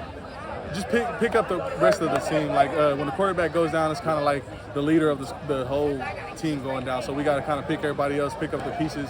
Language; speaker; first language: English; native; English